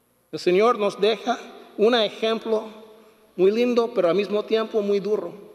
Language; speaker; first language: Spanish; non-native, fluent; English